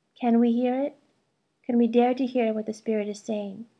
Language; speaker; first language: English; early bilingual, other home language; Malayalam